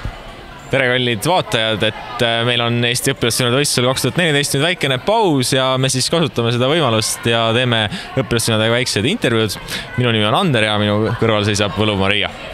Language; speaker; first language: Estonian; native; Estonian